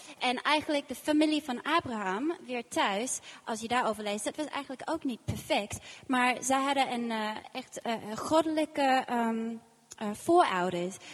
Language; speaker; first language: Dutch; non-native, fluent; English